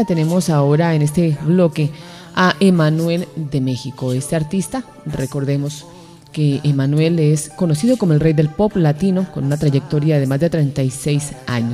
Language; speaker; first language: Spanish; native; Spanish